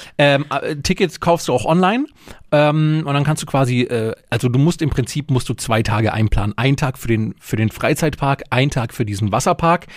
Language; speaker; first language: German; native; German